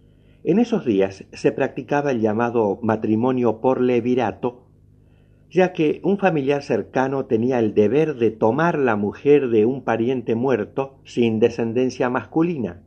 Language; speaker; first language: Spanish; native; Spanish